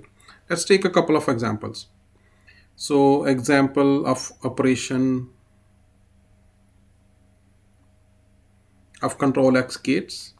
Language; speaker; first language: English; non-native, fluent; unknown